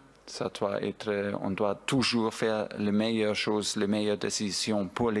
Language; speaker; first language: French; non-native, fluent; German